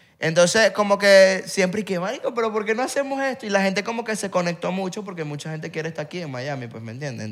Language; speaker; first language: Spanish; native; Spanish